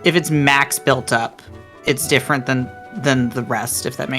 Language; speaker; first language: English; native; English